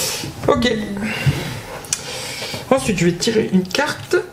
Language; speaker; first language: French; native; French